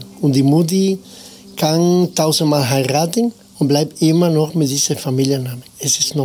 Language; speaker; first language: German; non-native, fluent; Spanish